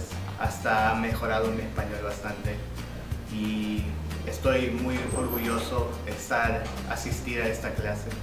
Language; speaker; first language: Spanish; early bilingual, heritage; English